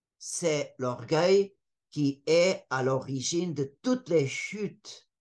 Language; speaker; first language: French; non-native, fluent; Portuguese